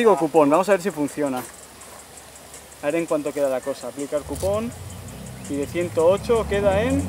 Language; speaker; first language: Spanish; native; Spanish